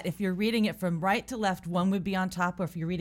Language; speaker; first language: English; native; English